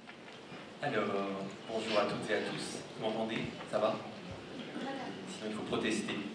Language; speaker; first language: French; native; French